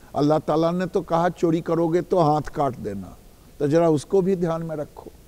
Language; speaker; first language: Hindi; native; Hindi